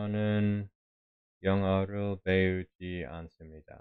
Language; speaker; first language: Korean; non-native, learner; English